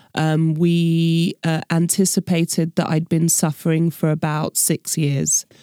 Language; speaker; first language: English; native; English